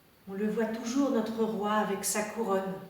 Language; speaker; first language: French; native; French